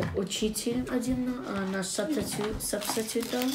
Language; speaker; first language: Russian; early bilingual, heritage; English